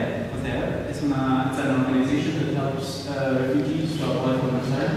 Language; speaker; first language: Spanish; non-native, learner; Arabic